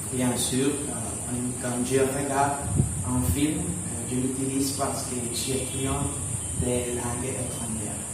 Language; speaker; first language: French; non-native, learner; Spanish